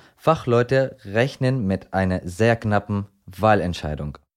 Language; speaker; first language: German; non-native, fluent; Arabic